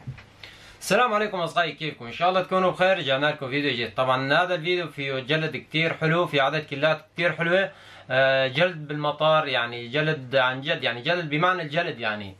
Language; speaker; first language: Arabic; native; Arabic